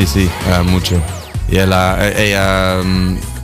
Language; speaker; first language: Spanish; non-native, fluent; English